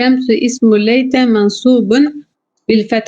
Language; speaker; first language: Arabic; non-native, learner; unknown